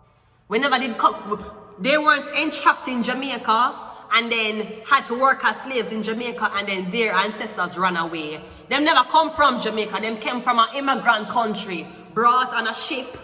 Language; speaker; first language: English; native; English